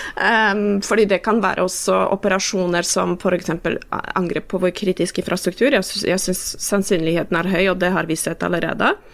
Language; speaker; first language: Norwegian; non-native, fluent; Polish